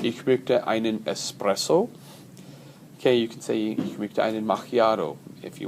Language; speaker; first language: German; non-native, fluent; English